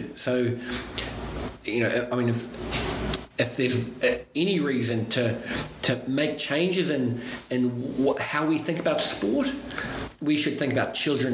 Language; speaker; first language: English; native; English